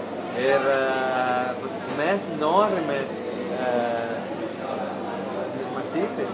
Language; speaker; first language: Lithuanian; non-native, learner; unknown